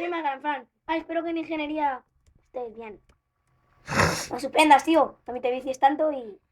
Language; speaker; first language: Spanish; native; Spanish